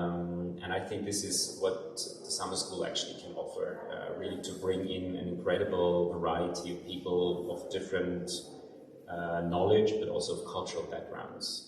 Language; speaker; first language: English; non-native, fluent; German